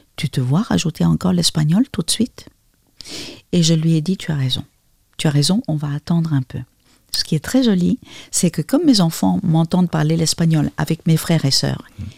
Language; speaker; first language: French; non-native, fluent; Spanish